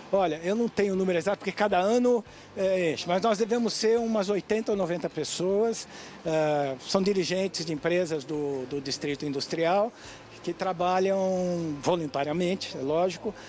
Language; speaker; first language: Portuguese; native; Portuguese